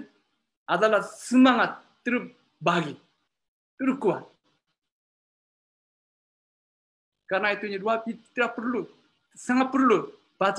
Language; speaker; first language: Indonesian; non-native, learner; Korean